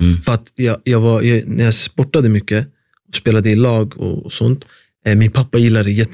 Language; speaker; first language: Swedish; early bilingual, other home language; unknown